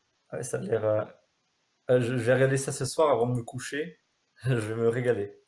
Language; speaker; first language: French; native; French